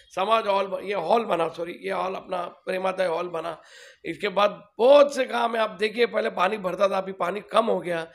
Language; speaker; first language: Hindi; non-native, local second language; Telugu